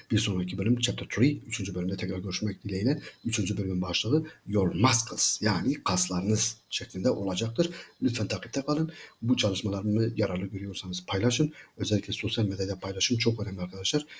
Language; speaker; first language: Turkish; native; Turkish